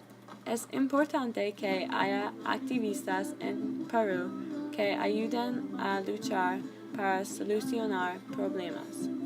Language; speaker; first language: Spanish; non-native, learner; English